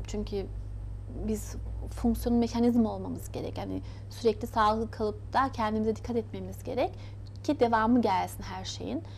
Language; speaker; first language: Turkish; early bilingual, heritage; Turkish